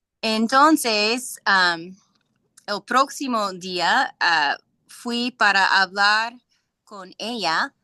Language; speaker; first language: Spanish; non-native, learner; English